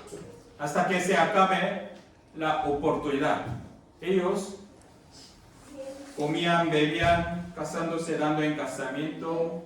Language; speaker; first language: Spanish; non-native, fluent; Korean